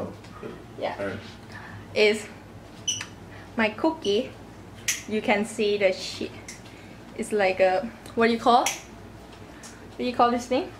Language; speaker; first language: English; non-native, learner; Thai